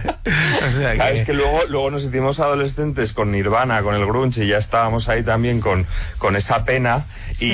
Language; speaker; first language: Spanish; native; Spanish